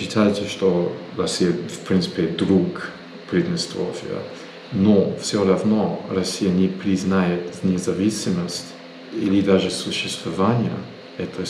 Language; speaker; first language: Russian; non-native, learner; English